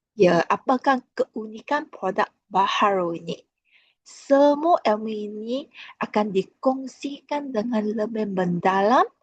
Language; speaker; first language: Malay; non-native, local second language; Chinese